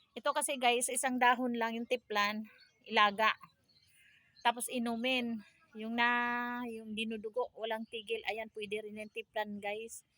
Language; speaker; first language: Filipino; non-native, local second language; Cebuano